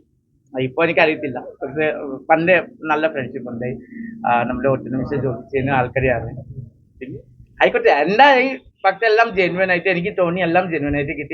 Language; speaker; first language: Malayalam; non-native, local second language; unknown